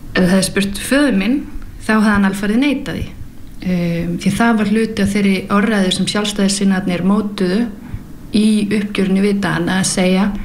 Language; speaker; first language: Icelandic; early bilingual, heritage; Icelandic